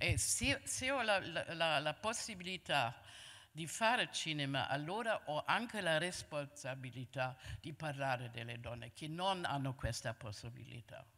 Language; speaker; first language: Italian; non-native, fluent; German